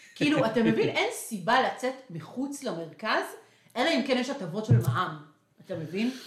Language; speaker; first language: Hebrew; native; Hebrew